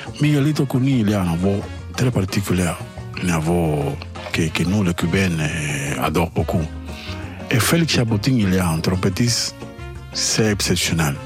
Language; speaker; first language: French; non-native, learner; Spanish